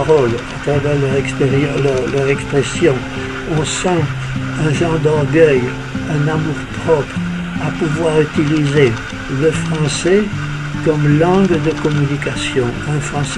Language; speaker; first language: French; native; French